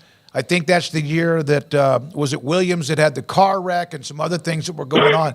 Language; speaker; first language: English; native; English